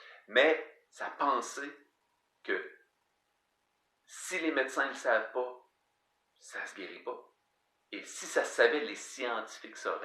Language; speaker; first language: French; native; French